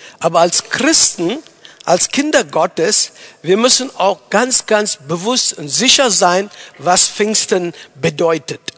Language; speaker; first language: German; non-native, fluent; Tamil